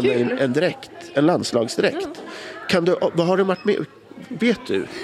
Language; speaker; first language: Swedish; native; Swedish